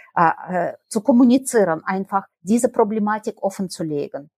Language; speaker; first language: German; non-native, fluent; Russian